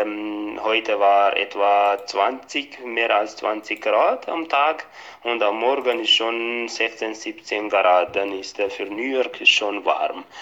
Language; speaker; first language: German; non-native, fluent; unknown